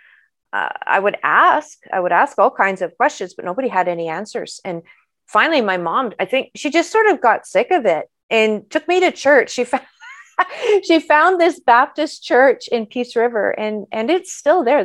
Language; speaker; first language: English; native; English